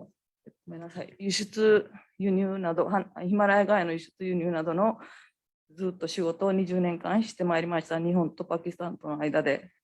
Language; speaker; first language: Japanese; non-native, fluent; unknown